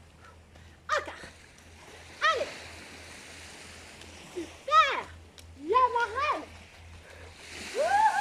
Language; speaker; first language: French; native; French